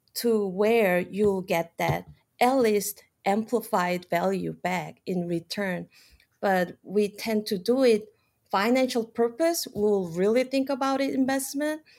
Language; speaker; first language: English; non-native, fluent; Korean